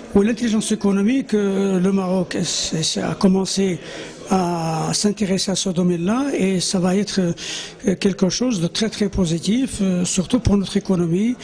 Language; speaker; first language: French; non-native, local second language; Arabic